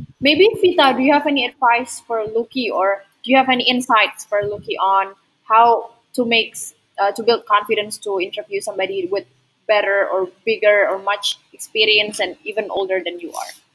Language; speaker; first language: English; non-native, fluent; Indonesian